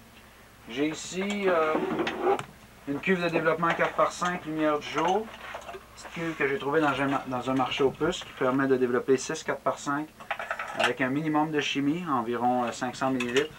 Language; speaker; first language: French; native; French